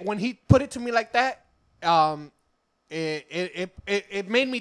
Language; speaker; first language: English; early bilingual, other home language; Spanish